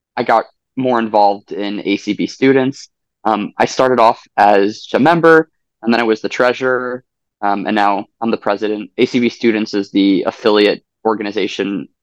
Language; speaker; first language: English; native; English